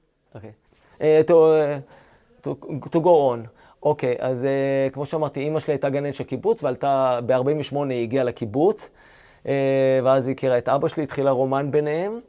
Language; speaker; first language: Hebrew; native; Hebrew